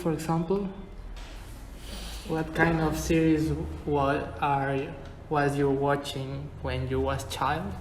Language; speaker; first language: English; non-native, learner; Spanish